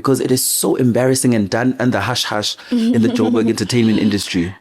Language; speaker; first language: English; non-native, local second language; Zulu